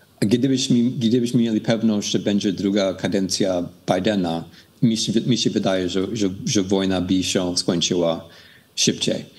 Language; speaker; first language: Polish; non-native, fluent; English